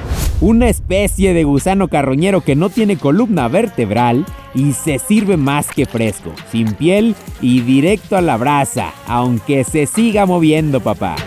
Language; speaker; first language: Spanish; native; Spanish